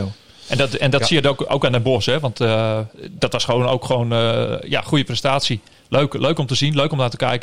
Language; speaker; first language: Dutch; native; Dutch